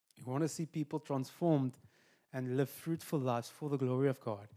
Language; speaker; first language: English; non-native, local second language; Afrikaans